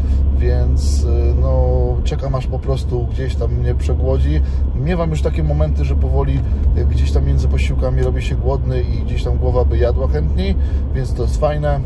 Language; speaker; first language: Polish; native; Polish